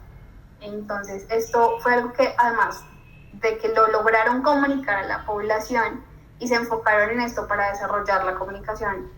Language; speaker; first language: Spanish; native; Spanish